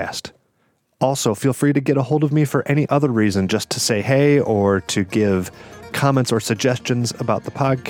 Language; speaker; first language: English; native; English